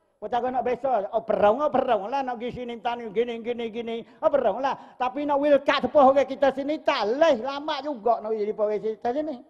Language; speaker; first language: Malay; native; Malay